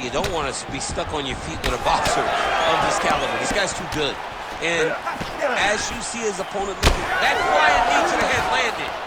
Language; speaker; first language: English; native; English